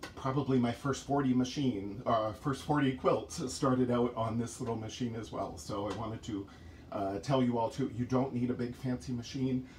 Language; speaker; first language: English; native; English